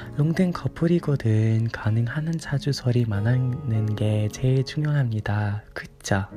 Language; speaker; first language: Korean; non-native, learner; English